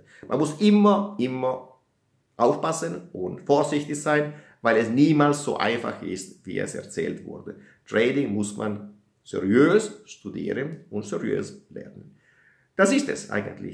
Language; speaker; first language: German; non-native, fluent; Italian